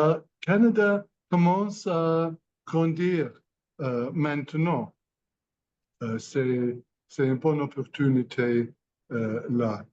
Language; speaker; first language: French; non-native, learner; English